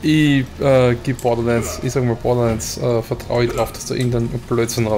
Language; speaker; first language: German; native; German